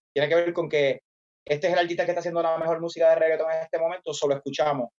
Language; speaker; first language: Spanish; native; Spanish